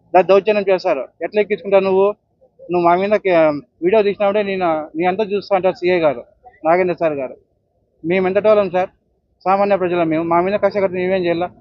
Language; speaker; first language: Telugu; native; Telugu